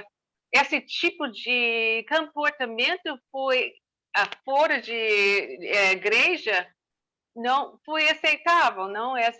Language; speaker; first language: Portuguese; non-native, learner; English